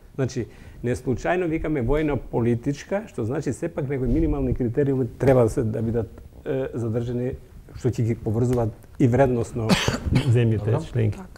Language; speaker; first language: Macedonian; non-native, local second language; Albanian